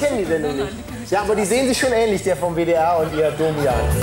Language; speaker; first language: German; native; German